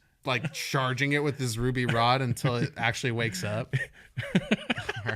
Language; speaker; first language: English; native; English